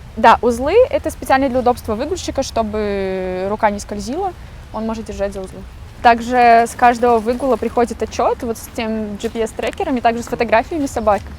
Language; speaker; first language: Russian; native; Russian